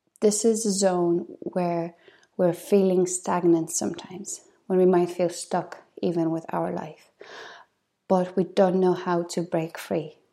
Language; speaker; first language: English; non-native, fluent; Polish